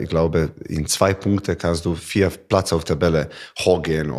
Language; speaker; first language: German; non-native, learner; Serbian